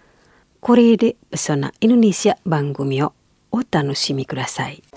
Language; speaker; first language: Japanese; non-native, fluent; Indonesian